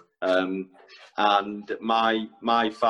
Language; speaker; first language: English; native; English